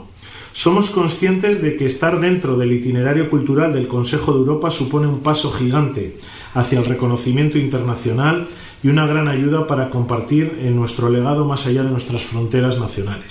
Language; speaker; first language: Spanish; native; Spanish